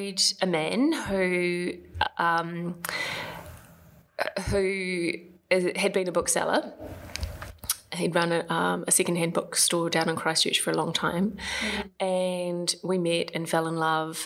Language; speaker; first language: English; native; English